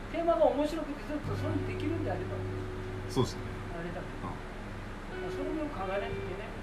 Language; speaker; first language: Japanese; non-native, fluent; Korean